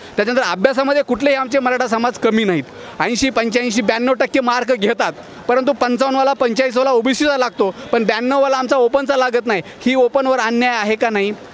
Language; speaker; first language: Marathi; native; Marathi